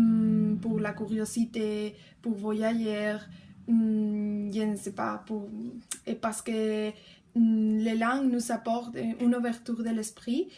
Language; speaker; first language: French; non-native, learner; Spanish